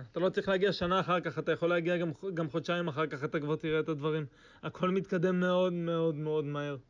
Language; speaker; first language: Hebrew; native; Hebrew